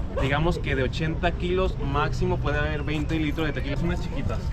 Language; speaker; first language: Spanish; native; Spanish